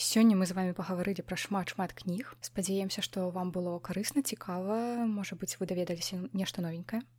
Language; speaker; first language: Belarusian; non-native, local second language; Russian